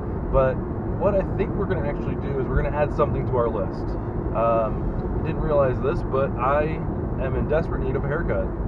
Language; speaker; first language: English; native; English